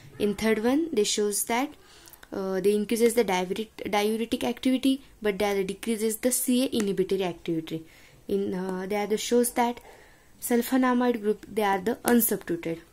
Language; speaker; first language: English; non-native, local second language; Marathi